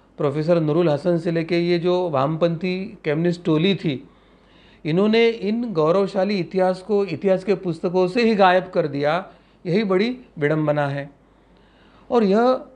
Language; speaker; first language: Hindi; non-native, local second language; Marathi